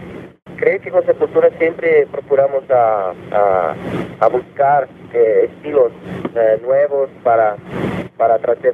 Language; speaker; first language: Spanish; non-native, fluent; Portuguese